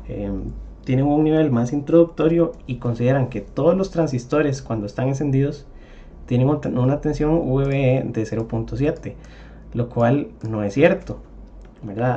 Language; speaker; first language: Spanish; native; Spanish